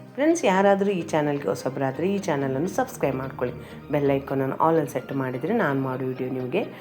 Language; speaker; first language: Kannada; native; Kannada